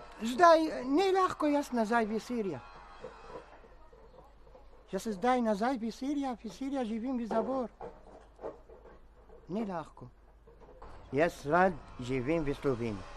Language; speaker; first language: Slovenian; non-native, learner; Arabic